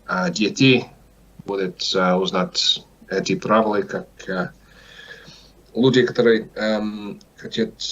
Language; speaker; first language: Russian; non-native, learner; English